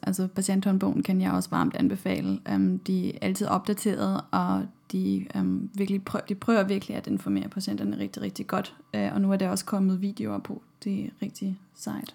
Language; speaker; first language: Danish; non-native, fluent; German